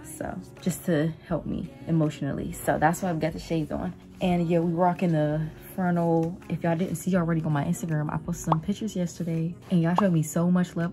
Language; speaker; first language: English; native; English